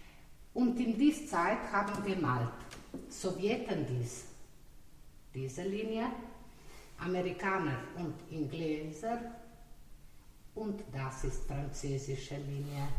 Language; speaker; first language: German; non-native, learner; Slovenian